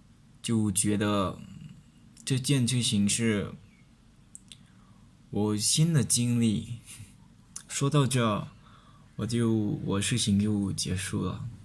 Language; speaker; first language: Chinese; non-native, learner; Lao